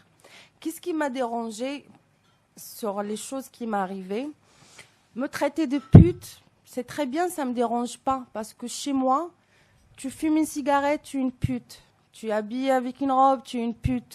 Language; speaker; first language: French; non-native, local second language; Arabic